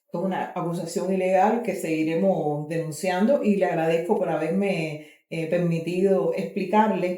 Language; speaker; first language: Spanish; native; Spanish